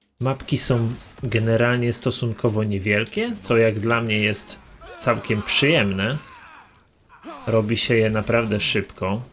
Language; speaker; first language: Polish; native; Polish